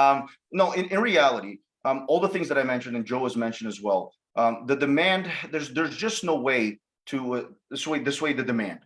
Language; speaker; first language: English; native; English